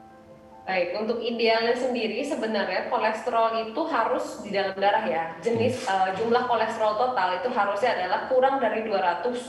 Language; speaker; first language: Indonesian; native; Indonesian